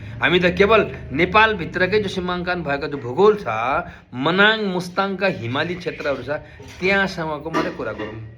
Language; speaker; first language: Nepali; non-native, local second language; Gurung